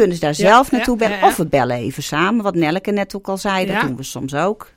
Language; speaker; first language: Dutch; native; Dutch